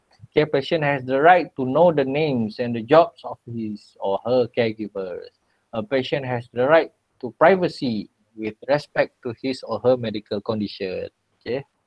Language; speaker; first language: English; non-native, local second language; Malay